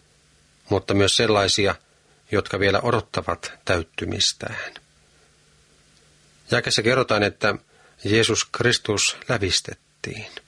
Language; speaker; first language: Finnish; native; Finnish